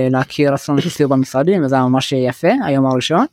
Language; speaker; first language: Hebrew; early bilingual, other home language; Amharic